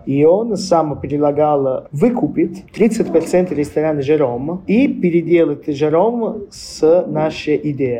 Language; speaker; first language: Russian; non-native, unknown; Italian